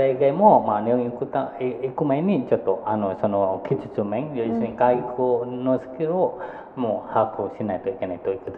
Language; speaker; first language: Japanese; non-native, fluent; Indonesian